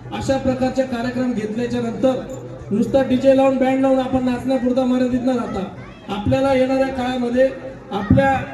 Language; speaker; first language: Marathi; native; Marathi